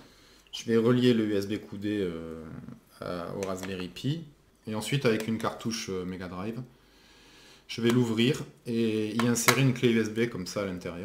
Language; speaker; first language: French; native; French